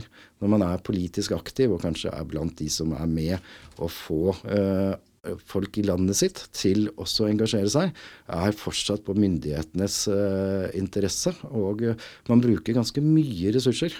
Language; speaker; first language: Norwegian; native; Norwegian